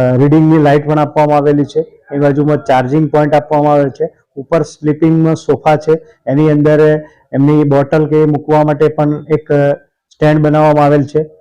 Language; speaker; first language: Gujarati; native; Gujarati